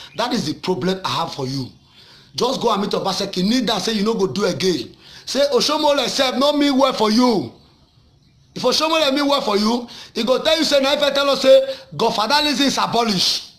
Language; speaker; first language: Nigerian Pidgin; non-native, local second language; Esan